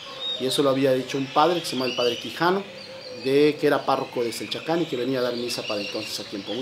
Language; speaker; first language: Spanish; native; Spanish